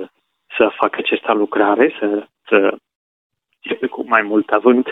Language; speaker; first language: Romanian; non-native, fluent; Spanish